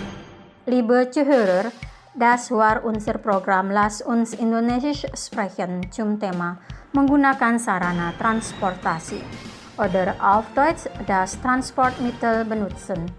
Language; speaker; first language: German; non-native, fluent; Indonesian